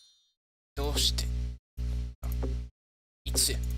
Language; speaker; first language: Japanese; non-native, learner; English